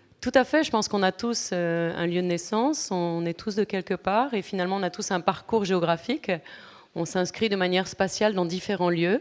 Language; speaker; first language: French; native; French